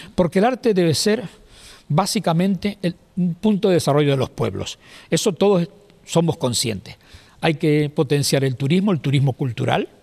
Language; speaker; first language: Spanish; native; Spanish